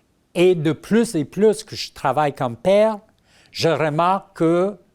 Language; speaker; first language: French; non-native, fluent; English